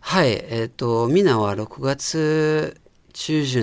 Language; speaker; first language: Japanese; non-native, fluent; French